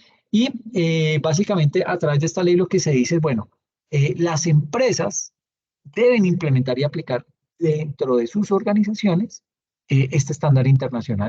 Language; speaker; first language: Spanish; native; Spanish